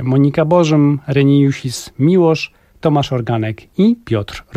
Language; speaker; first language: Polish; native; Polish